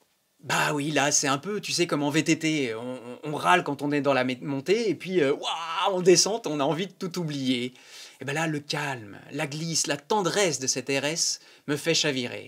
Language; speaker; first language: French; native; French